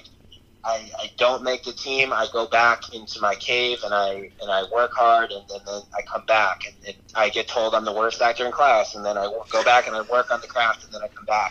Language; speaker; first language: English; native; English